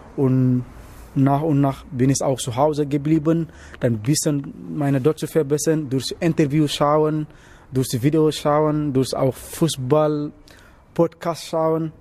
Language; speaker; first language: German; non-native, learner; Wolof